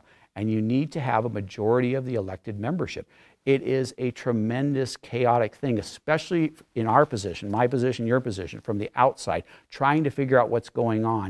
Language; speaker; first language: English; native; English